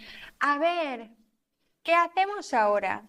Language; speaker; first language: Spanish; non-native, fluent; German